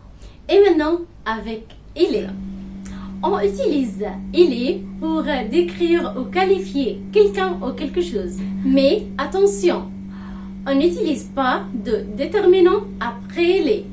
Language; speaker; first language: French; non-native, fluent; Arabic